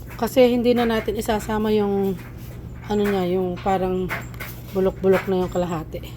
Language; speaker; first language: Filipino; native; Filipino